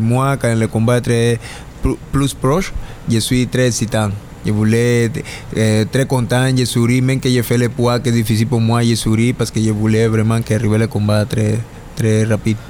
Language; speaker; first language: French; non-native, learner; Spanish